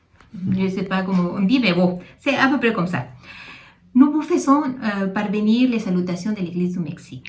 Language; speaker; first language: French; non-native, fluent; Spanish